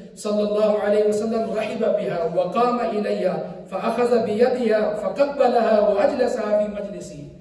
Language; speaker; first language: Arabic; non-native, fluent; Urdu